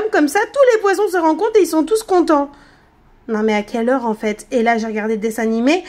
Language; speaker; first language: French; native; French